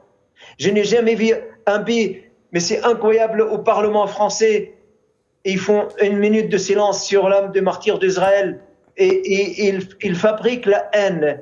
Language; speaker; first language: French; non-native, fluent; Arabic